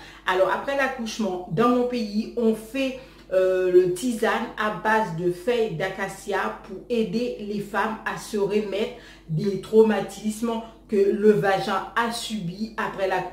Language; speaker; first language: French; non-native, local second language; Haitian Creole